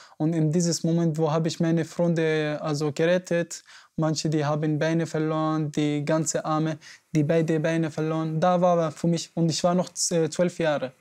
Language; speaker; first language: German; non-native, learner; Arabic